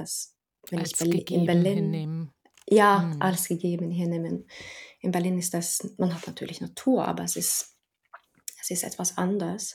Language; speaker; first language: German; non-native, fluent; Norwegian